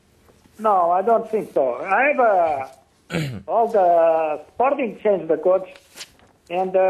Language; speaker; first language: English; non-native, fluent; Portuguese